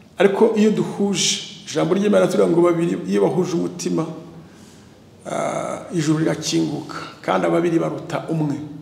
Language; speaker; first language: Kinyarwanda; native; Kinyarwanda